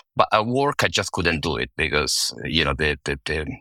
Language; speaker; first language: English; non-native, fluent; Italian